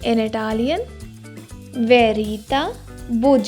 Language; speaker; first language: Italian; non-native, learner; Hindi